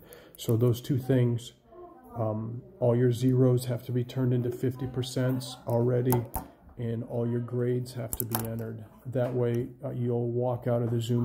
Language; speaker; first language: English; native; English